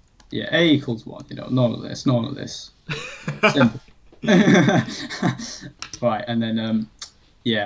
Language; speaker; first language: English; native; English